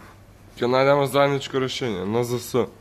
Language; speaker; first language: Macedonian; native; Macedonian